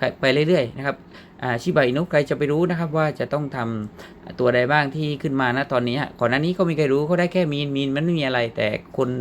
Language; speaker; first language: Thai; native; Thai